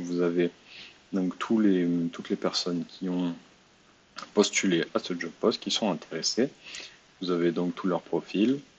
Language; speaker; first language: French; native; French